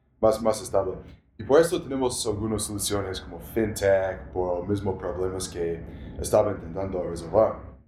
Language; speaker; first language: Spanish; non-native, learner; English